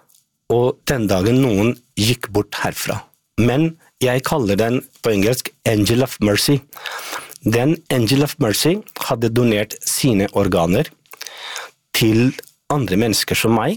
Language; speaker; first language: Norwegian; non-native, fluent; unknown